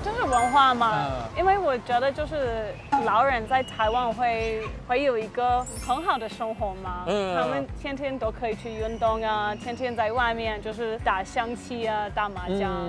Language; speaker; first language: Chinese; non-native, fluent; English